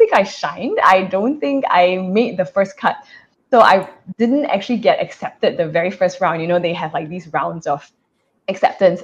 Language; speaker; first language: English; native; English